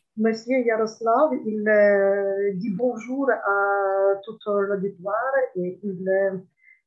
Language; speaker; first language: French; non-native, fluent; Ukrainian